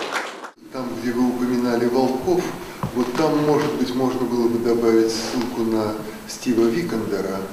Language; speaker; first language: Russian; native; Russian